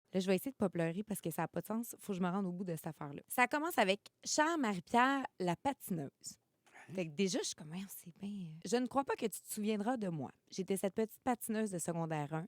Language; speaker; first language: French; native; French